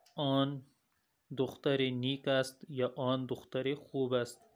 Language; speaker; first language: Persian; non-native, fluent; Urdu